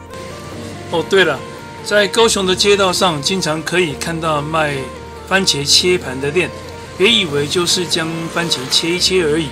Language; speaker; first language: Chinese; native; Chinese